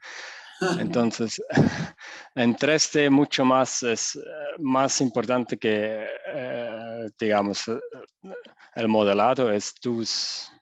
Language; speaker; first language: Spanish; non-native, fluent; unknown